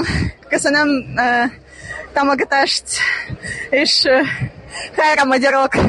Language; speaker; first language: Hungarian; non-native, learner; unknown